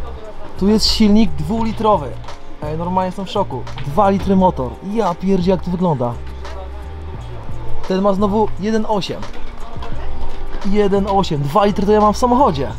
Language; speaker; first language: Polish; native; Polish